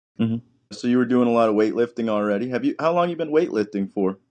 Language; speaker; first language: English; native; English